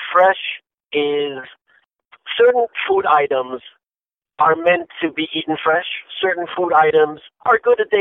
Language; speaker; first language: English; native; English